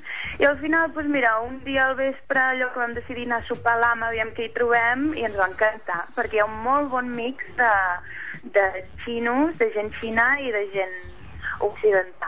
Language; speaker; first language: Catalan; native; Catalan